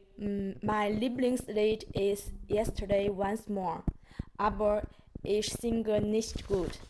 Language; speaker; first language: German; non-native, learner; Chinese